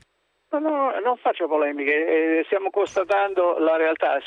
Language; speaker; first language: Italian; native; Italian